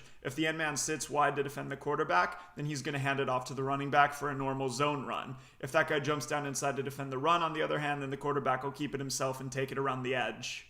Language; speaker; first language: English; native; English